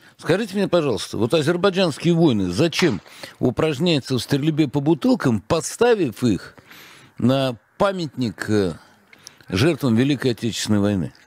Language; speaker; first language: Russian; native; Russian